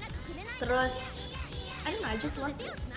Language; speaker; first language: English; non-native, fluent; Indonesian